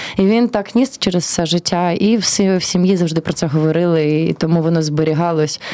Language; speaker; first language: Ukrainian; early bilingual, heritage; Ukrainian